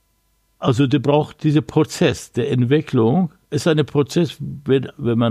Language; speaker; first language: German; non-native, learner; Persian